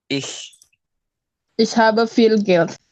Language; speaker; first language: German; non-native, learner; Indonesian